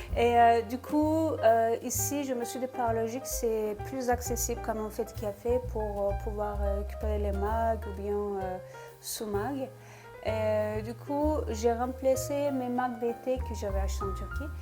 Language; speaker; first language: French; non-native, fluent; Turkish